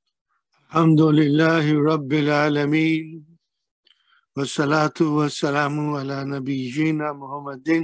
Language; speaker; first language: Arabic; non-native, fluent; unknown